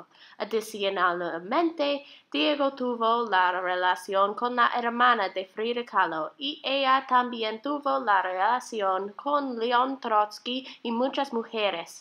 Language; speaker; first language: Spanish; non-native, learner; English